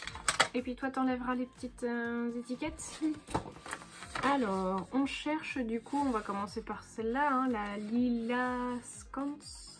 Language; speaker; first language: French; native; French